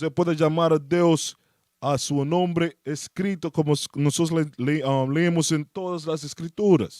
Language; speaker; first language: Portuguese; non-native, fluent; Spanish